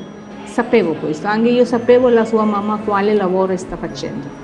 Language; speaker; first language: Italian; non-native, learner; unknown